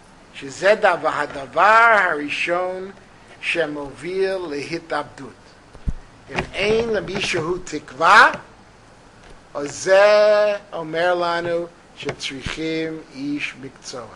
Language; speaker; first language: Hebrew; non-native, fluent; English